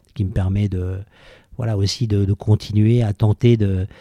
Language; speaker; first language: French; native; French